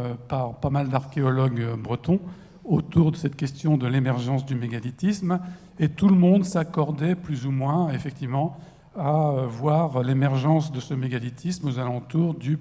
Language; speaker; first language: French; native; French